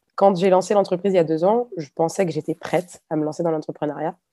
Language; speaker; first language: French; native; French